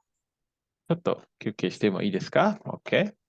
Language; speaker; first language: Japanese; non-native, fluent; Indonesian